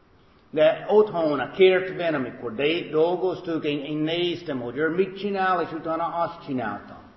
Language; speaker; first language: Hungarian; non-native, fluent; English